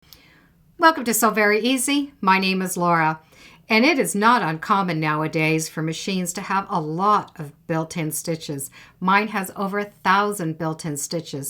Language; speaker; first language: English; native; English